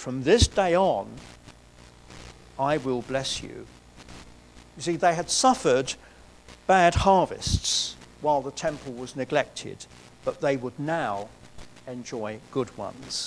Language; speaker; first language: English; native; English